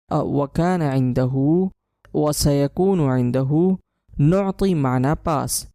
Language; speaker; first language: Arabic; non-native, fluent; Urdu